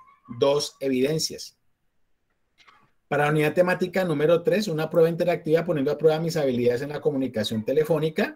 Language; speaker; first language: Spanish; native; Spanish